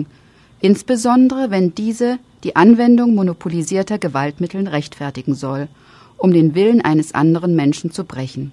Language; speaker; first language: German; native; German